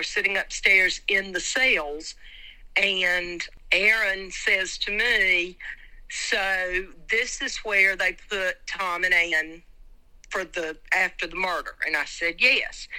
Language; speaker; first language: English; native; English